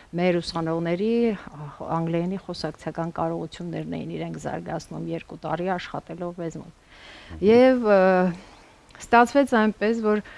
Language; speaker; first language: Armenian; native; Armenian